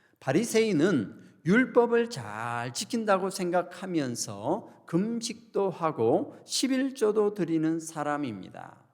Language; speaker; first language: Korean; native; Korean